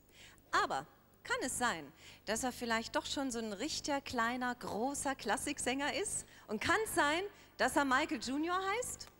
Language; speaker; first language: German; native; German